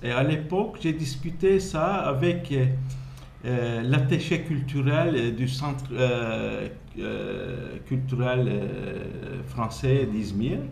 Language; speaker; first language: French; non-native, fluent; Turkish